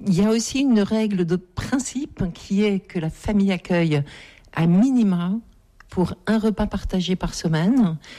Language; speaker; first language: French; native; French